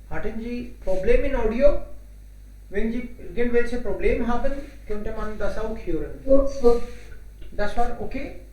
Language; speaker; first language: German; non-native, fluent; Hindi